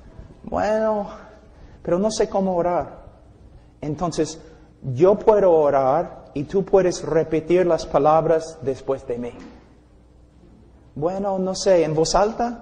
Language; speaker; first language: Spanish; non-native, fluent; English